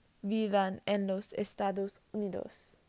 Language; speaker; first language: Spanish; non-native, learner; English